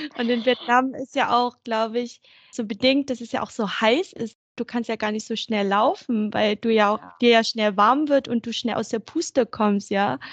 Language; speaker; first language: German; early bilingual, other home language; Vietnamese